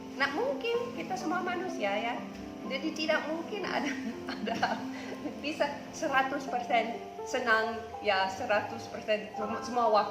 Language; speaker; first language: Indonesian; non-native, fluent; English